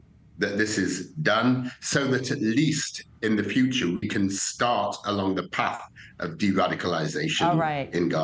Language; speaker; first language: English; native; English